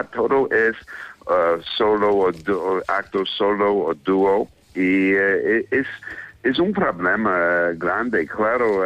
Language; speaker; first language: Spanish; non-native, fluent; English